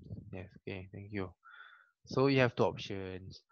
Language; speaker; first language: English; non-native, local second language; Malay